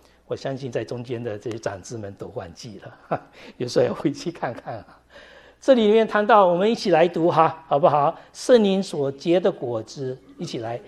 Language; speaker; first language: Chinese; native; Chinese